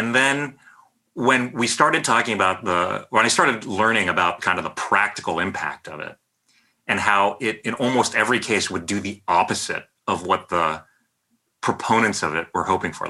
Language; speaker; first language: English; native; English